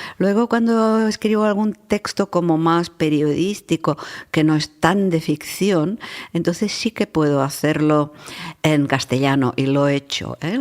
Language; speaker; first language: Spanish; non-native, fluent; Czech